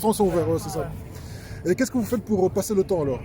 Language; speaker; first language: French; native; French